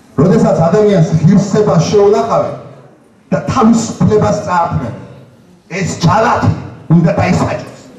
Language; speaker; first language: Georgian; native; Georgian